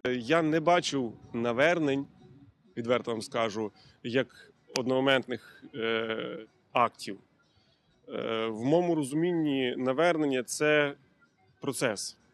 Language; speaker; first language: Ukrainian; native; Ukrainian